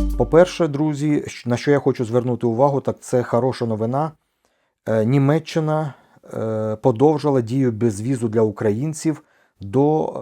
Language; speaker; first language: Ukrainian; non-native, local second language; Russian